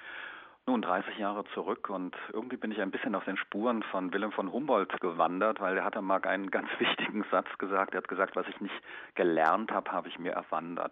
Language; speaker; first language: German; native; German